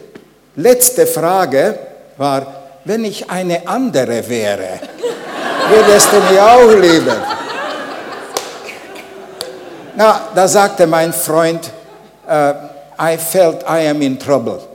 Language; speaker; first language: German; non-native, fluent; Hungarian